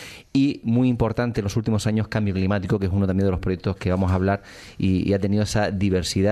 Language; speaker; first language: Spanish; native; Spanish